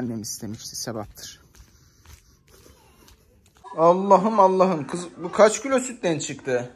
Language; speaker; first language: Turkish; native; Turkish